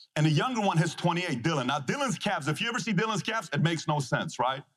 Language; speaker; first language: English; non-native, fluent; Persian